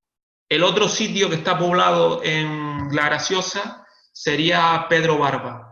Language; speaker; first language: Spanish; native; Spanish